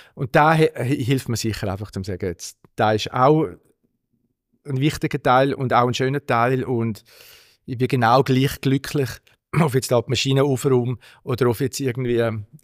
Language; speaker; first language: German; native; German